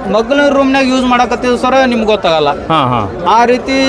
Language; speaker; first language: Kannada; native; Kannada